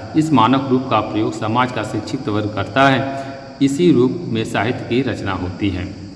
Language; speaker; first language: Hindi; native; Hindi